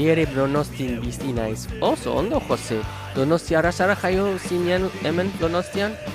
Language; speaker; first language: Basque; non-native, learner; English